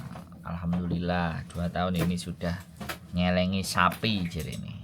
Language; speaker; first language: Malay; non-native, local second language; Javanese